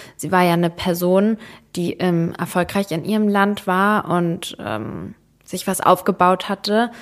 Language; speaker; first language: German; early bilingual, other home language; Serbian